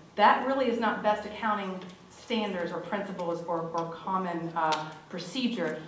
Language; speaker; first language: English; native; English